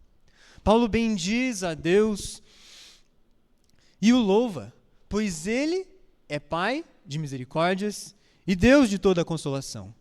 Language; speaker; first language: Portuguese; native; Portuguese